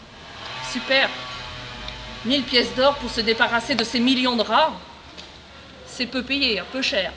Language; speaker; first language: French; native; French